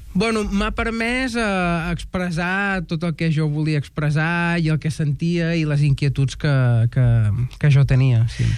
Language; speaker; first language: Catalan; native; Catalan